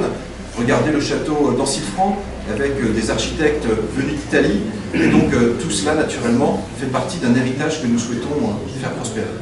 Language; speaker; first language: French; native; French